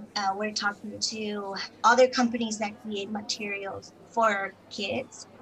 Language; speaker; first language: English; non-native, fluent; Spanish